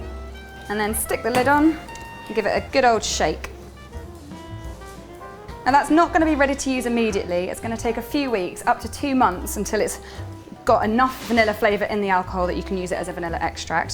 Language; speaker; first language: English; native; English